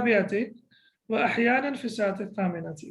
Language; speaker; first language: Arabic; non-native, fluent; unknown